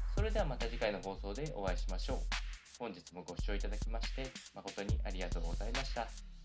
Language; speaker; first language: Japanese; native; Japanese